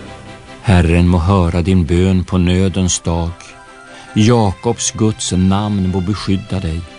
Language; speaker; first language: Swedish; native; Swedish